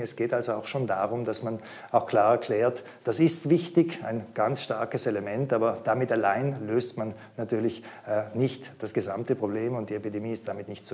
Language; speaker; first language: German; native; German